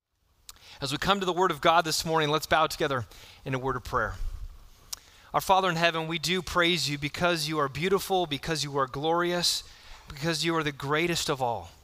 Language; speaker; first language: English; native; English